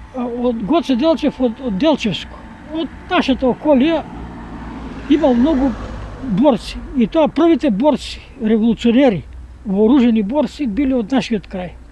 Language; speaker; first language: Macedonian; native; Macedonian